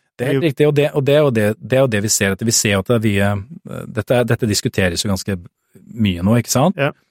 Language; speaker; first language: Norwegian; native; Norwegian